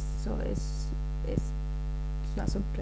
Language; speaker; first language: Portuguese; non-native, learner; Spanish